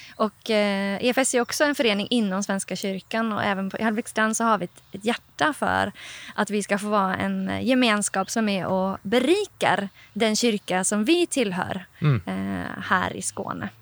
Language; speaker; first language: Swedish; non-native, fluent; Norwegian